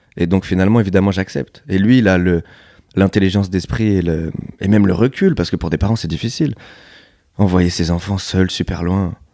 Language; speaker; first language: French; native; French